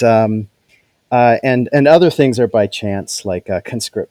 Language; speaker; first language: English; native; English